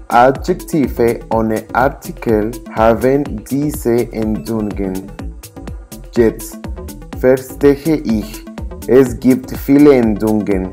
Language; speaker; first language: German; non-native, learner; English